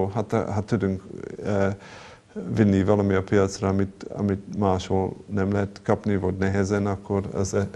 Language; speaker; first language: Hungarian; non-native, fluent; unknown